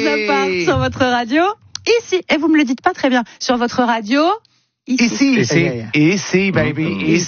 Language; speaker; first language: French; native; French